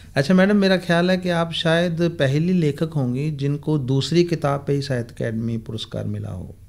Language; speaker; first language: Hindi; non-native, local second language; Punjabi